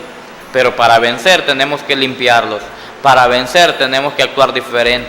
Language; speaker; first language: Spanish; native; Spanish